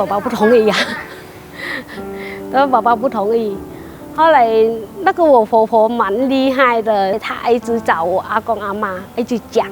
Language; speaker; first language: Chinese; non-native, fluent; Vietnamese